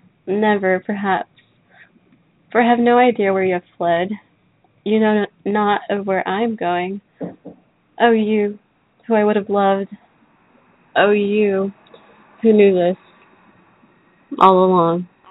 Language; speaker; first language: English; native; English